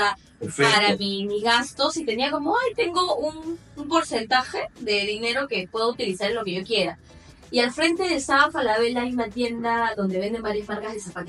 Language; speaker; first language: Spanish; native; Spanish